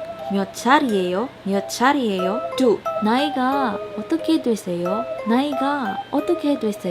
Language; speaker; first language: Korean; non-native, learner; Filipino